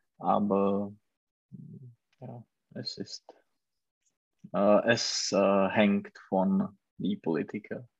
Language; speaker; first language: German; non-native, learner; Czech